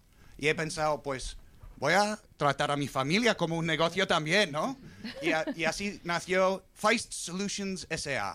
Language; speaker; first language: Spanish; non-native, fluent; English